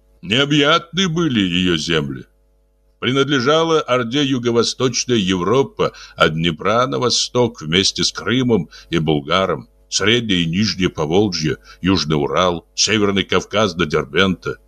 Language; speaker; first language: Russian; native; Russian